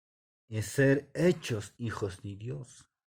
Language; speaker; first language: Spanish; non-native, local second language; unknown